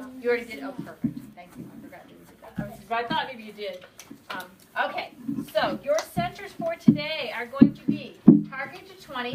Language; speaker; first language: English; native; English